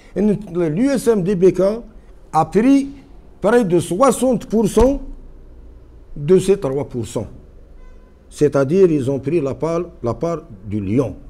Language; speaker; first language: French; non-native, local second language; Kabyle